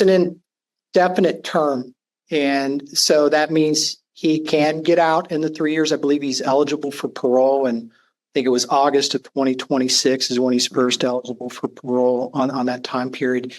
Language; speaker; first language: English; native; English